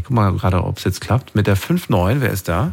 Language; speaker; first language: German; native; German